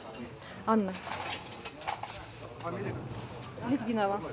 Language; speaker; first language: Russian; native; Russian